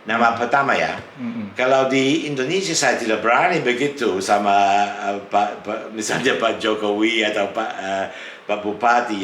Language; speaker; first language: Indonesian; non-native, fluent; English